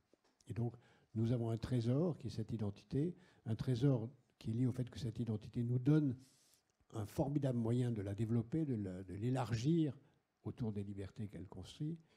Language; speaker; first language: French; native; French